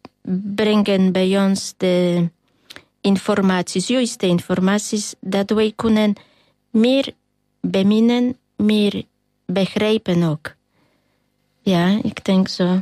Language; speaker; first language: Dutch; non-native, fluent; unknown